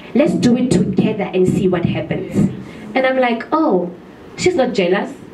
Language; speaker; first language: English; non-native, local second language; Southern Sotho